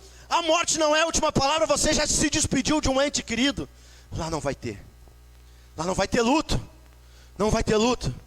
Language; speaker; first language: Portuguese; native; Portuguese